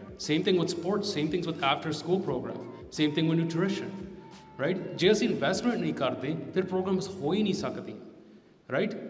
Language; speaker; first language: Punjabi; early bilingual, heritage; Punjabi